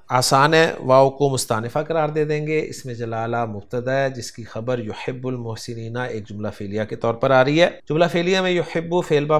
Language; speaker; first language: Urdu; native; Urdu